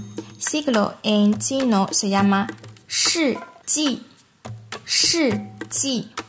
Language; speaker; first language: Spanish; non-native, fluent; Chinese